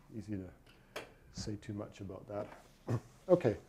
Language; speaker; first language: English; native; English